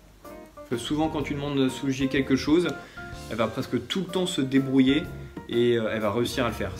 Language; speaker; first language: French; native; French